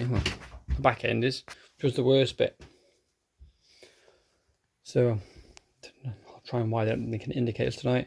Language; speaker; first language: English; native; English